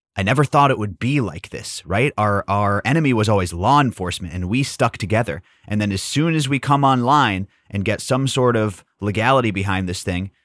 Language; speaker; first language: English; native; English